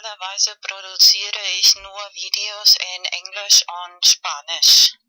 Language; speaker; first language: German; non-native, fluent; Spanish